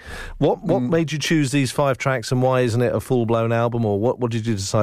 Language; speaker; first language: English; native; English